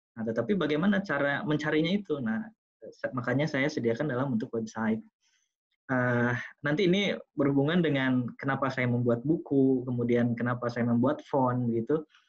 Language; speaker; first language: Indonesian; non-native, local second language; Sundanese